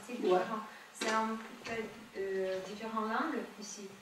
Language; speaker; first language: French; non-native, learner; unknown